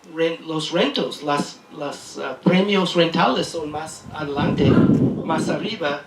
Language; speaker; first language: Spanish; non-native, learner; English